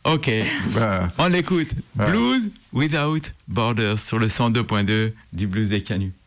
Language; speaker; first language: French; native; French